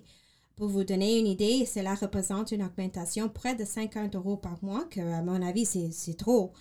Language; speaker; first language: French; non-native, learner; English